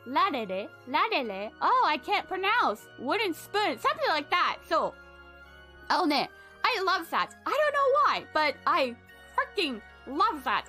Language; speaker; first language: English; non-native, fluent; Japanese